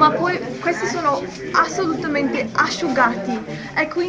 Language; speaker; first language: Italian; non-native, learner; English